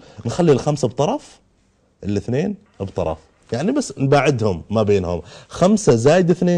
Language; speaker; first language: Arabic; native; Arabic